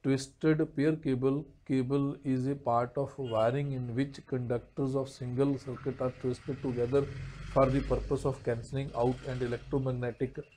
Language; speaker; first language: English; non-native, local second language; Punjabi